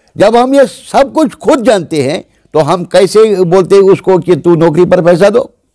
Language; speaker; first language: Hindi; non-native, local second language; Kashmiri